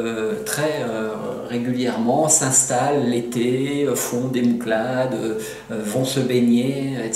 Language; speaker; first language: French; native; French